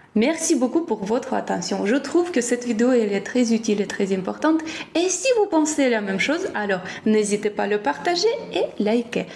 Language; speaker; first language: French; non-native, fluent; Ukrainian